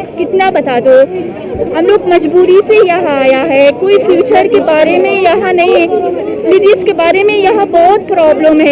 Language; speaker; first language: Hindi; non-native, learner; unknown